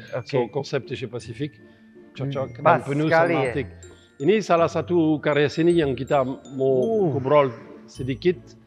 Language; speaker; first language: Indonesian; non-native, fluent; French